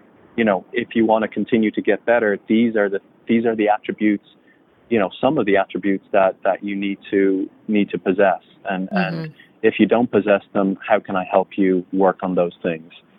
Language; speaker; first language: English; native; English